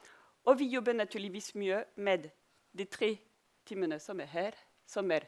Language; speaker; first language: Norwegian; non-native, fluent; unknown